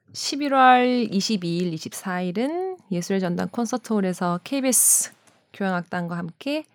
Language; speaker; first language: Korean; native; Korean